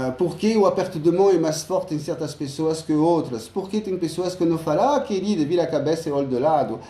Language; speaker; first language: Portuguese; non-native, fluent; French